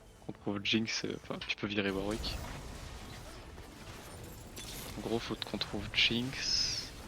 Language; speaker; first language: French; native; French